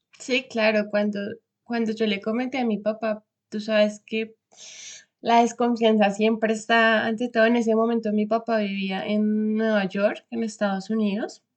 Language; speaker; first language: Spanish; native; Spanish